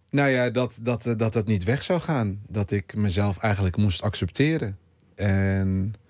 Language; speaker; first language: Dutch; native; Dutch